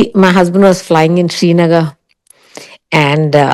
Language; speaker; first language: English; non-native, local second language; Punjabi